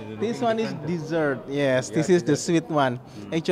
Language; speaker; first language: English; non-native, fluent; Indonesian